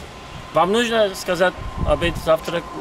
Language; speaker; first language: Russian; non-native, learner; Turkish